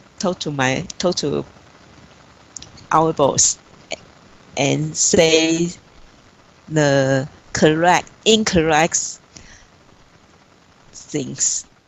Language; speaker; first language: English; non-native, learner; Chinese